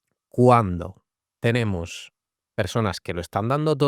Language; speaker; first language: Spanish; native; Spanish